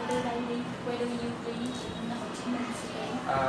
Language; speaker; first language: English; non-native, learner; Vietnamese